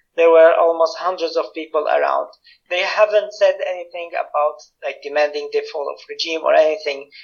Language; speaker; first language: English; non-native, fluent; Arabic